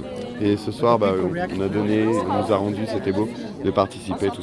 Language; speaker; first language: French; native; French